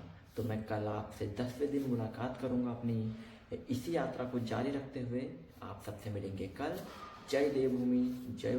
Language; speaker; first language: Hindi; native; Hindi